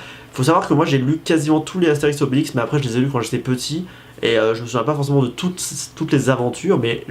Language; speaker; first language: French; native; French